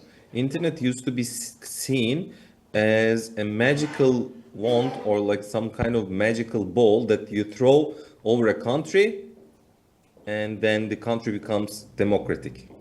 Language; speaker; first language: English; non-native, fluent; Turkish